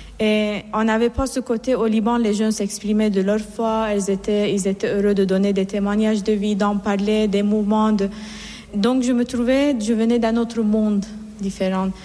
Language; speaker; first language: French; non-native, fluent; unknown